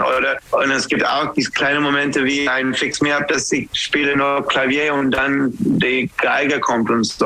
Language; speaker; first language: German; non-native, fluent; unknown